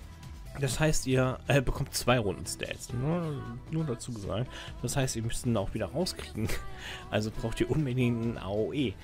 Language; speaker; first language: German; native; German